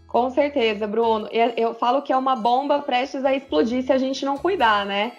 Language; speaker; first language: Portuguese; native; Portuguese